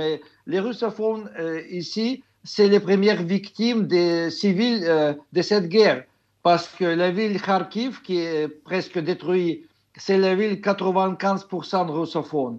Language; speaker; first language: French; non-native, fluent; Russian